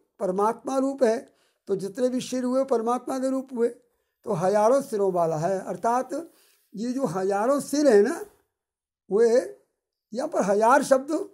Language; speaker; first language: Hindi; native; Hindi